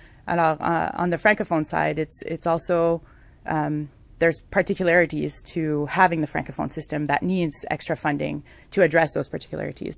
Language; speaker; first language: English; non-native, local second language; French